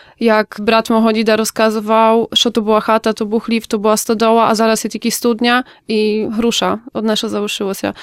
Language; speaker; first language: Ukrainian; early bilingual, heritage; Ukrainian